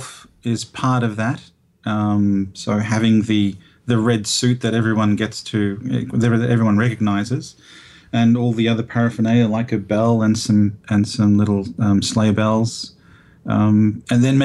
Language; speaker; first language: English; native; English